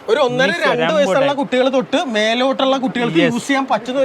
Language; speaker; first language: Malayalam; native; Malayalam